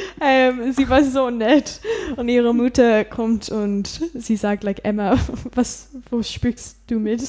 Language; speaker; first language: German; non-native, learner; English